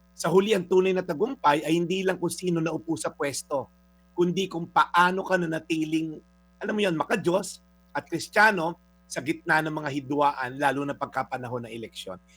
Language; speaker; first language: Filipino; native; Filipino